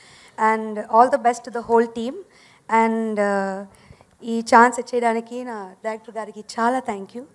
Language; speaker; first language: Telugu; non-native, learner; Tamil